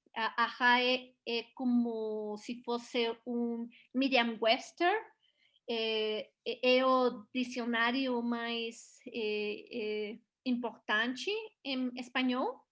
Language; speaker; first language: Portuguese; non-native, learner; Spanish